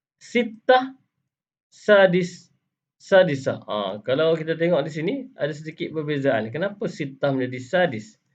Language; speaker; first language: Malay; native; Malay